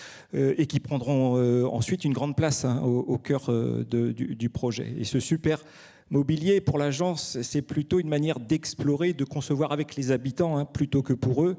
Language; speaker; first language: French; native; French